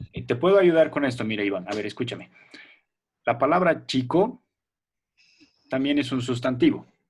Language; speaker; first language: Spanish; native; Spanish